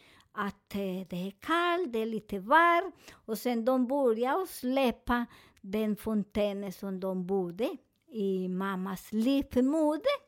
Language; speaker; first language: Swedish; non-native, learner; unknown